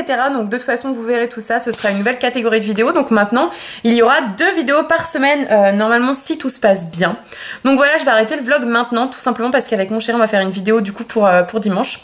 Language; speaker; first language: French; native; French